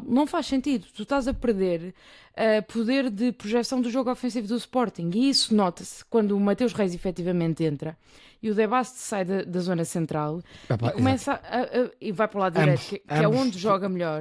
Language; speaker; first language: Portuguese; native; Portuguese